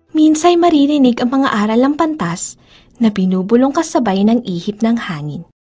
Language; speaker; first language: Filipino; native; Filipino